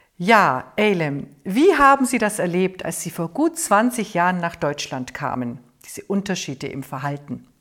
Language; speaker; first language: German; native; German